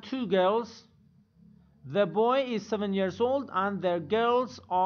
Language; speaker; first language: English; non-native, fluent; Persian